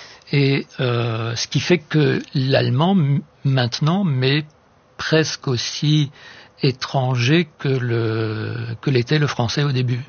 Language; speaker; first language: French; non-native, local second language; Swiss German